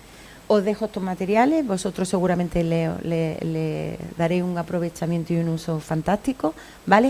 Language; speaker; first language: Spanish; native; Spanish